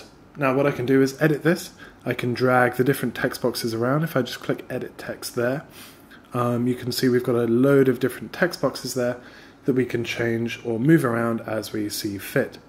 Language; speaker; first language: English; native; English